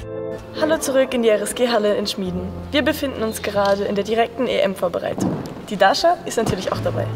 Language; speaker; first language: German; native; German